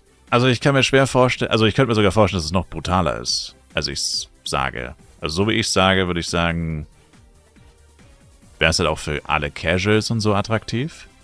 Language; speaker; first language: German; native; German